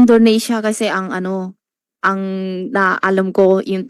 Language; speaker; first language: Filipino; non-native, local second language; Chinese